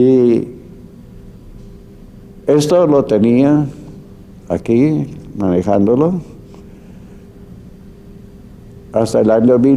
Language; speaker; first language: Spanish; non-native, fluent; German